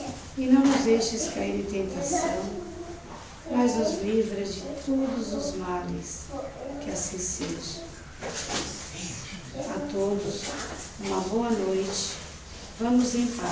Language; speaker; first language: Portuguese; native; Portuguese